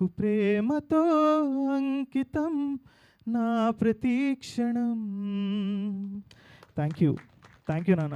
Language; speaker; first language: Telugu; native; Telugu